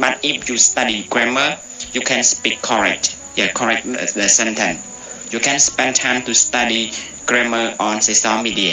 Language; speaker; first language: English; non-native, learner; Khmer